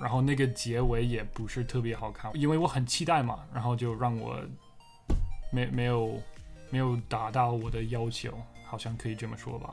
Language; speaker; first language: Chinese; non-native, fluent; English